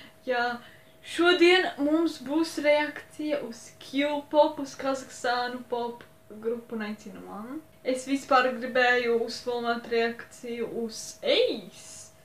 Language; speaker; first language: Latvian; non-native, local second language; Russian